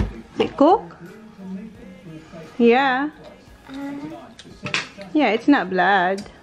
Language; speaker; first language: English; non-native, local second language; Bikol